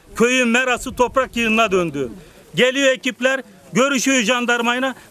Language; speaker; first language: Turkish; native; Turkish